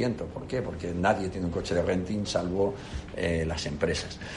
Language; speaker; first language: Spanish; native; Spanish